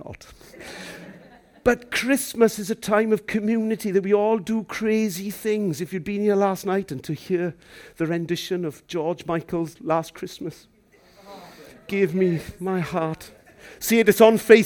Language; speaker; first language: English; native; English